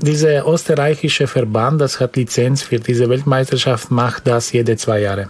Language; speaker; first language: German; non-native, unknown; Slovenian